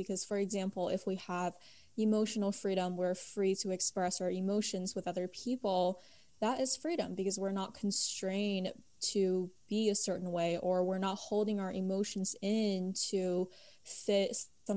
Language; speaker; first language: English; early bilingual, other home language; Chinese